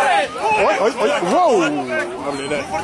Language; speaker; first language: Norwegian; native; Norwegian